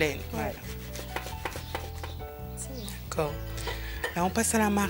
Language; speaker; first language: French; non-native, local second language; Morisyen